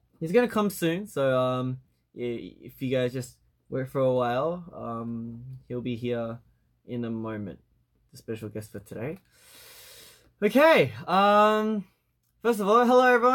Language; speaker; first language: English; early bilingual, other home language; Korean